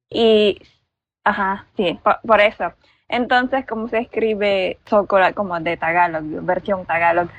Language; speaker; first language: Spanish; non-native, learner; Filipino